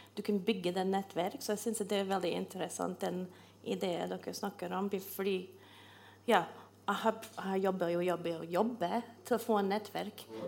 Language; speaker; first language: Norwegian; non-native, fluent; English